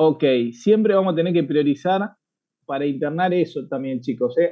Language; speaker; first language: Spanish; native; Spanish